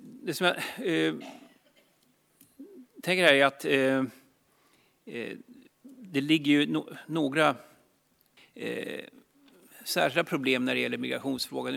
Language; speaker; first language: Swedish; native; Swedish